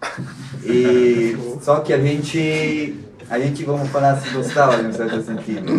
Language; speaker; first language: Portuguese; non-native, local second language; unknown